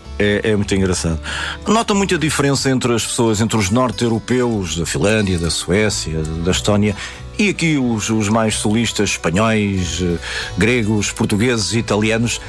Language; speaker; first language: Portuguese; native; Portuguese